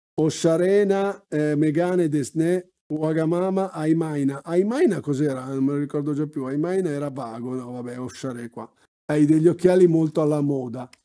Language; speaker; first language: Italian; native; Italian